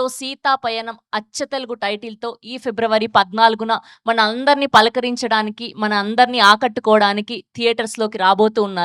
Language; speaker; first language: Telugu; native; Telugu